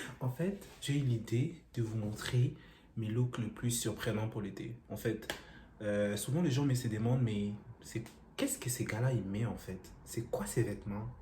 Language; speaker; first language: French; non-native, local second language; Lingala